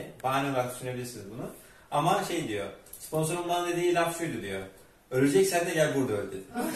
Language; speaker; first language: Turkish; native; Turkish